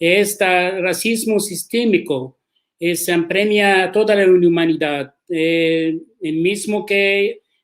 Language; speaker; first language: Spanish; non-native, learner; Arabic